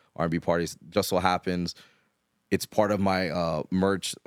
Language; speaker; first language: English; native; English